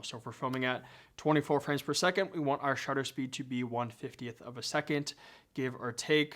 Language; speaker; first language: English; native; English